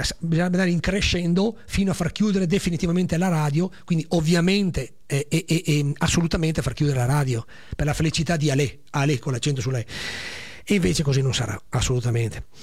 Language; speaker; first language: Italian; native; Italian